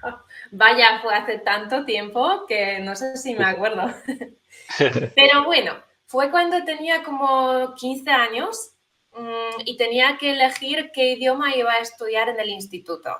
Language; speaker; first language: Spanish; non-native, fluent; Polish